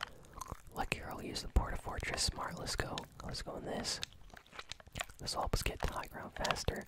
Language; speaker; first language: English; native; English